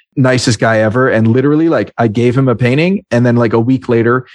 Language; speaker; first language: English; native; English